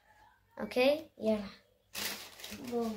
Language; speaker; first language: Hebrew; native; Hebrew